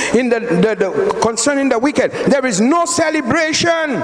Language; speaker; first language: English; non-native, local second language; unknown